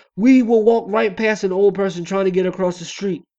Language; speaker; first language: English; native; English